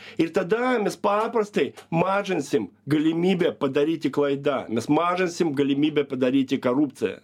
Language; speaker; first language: Lithuanian; non-native, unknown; Russian